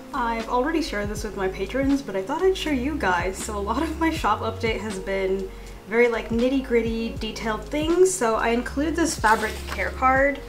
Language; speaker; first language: English; native; English